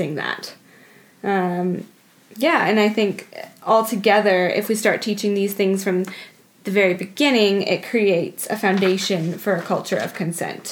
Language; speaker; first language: English; native; English